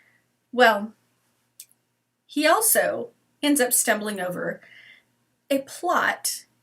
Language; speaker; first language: English; native; English